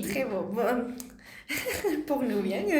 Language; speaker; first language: French; non-native, learner; Spanish